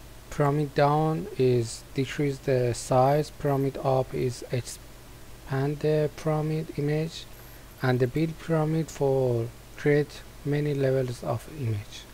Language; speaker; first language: English; non-native, fluent; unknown